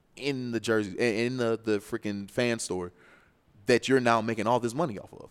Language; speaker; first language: English; native; English